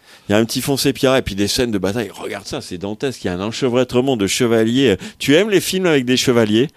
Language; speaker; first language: French; native; French